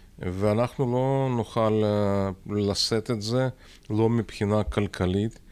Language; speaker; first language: Hebrew; non-native, fluent; Russian